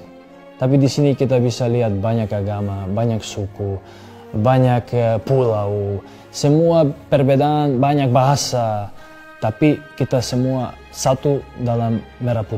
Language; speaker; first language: Indonesian; non-native, fluent; Serbian